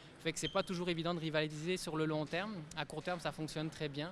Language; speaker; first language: French; native; French